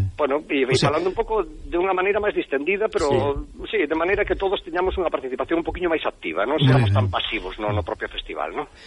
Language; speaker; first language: Galician; native; Galician